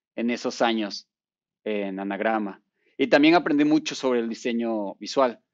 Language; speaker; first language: Spanish; native; Spanish